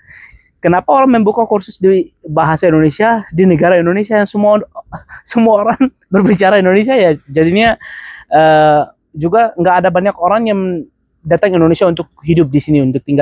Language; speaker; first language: Indonesian; non-native, fluent; Arabic